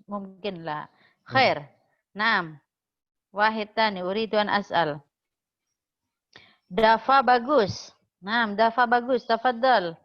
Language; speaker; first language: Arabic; non-native, fluent; Indonesian